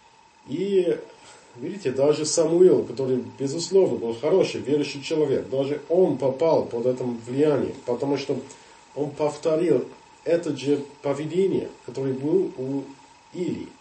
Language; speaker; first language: Russian; non-native, fluent; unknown